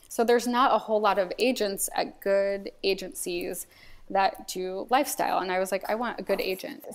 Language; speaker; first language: English; native; English